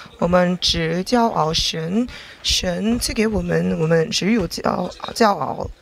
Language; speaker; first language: Chinese; non-native, learner; Korean